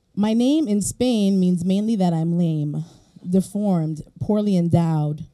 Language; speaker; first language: English; early bilingual, other home language; Spanish